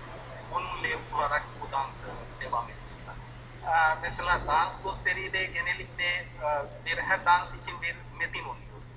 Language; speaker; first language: Turkish; non-native, learner; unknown